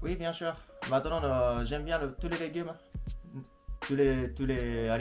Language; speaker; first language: French; non-native, learner; Japanese